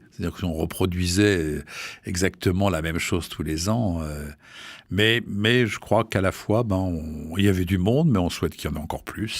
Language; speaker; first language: French; native; French